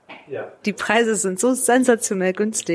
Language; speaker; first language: German; native; German